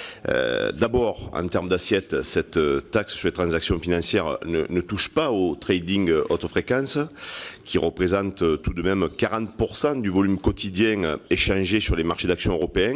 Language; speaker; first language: French; native; French